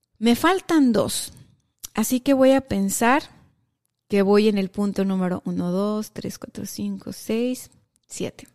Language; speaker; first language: Spanish; native; Spanish